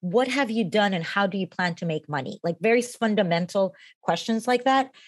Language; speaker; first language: English; non-native, fluent; Spanish